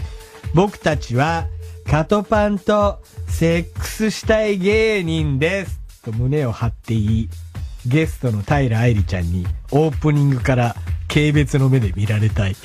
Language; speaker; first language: Japanese; native; Japanese